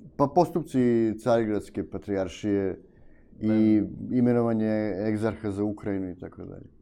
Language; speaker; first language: Serbian; native; Serbian